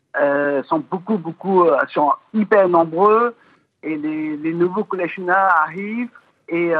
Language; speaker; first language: French; non-native, fluent; Chinese